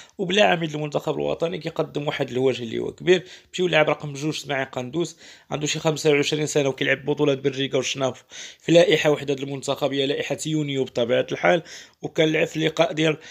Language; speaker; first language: Arabic; native; Arabic